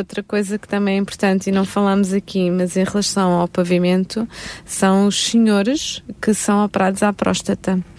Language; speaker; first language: Portuguese; native; Portuguese